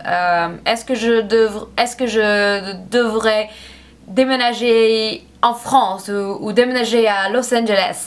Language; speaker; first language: French; non-native, learner; English